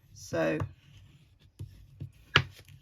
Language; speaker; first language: English; native; English